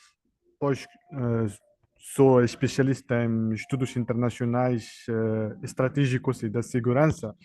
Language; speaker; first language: Portuguese; non-native, learner; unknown